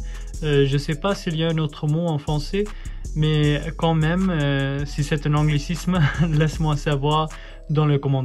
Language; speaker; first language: French; non-native, fluent; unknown